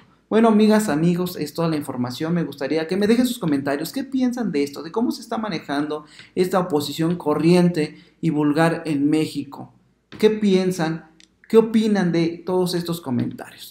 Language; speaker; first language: Spanish; native; Spanish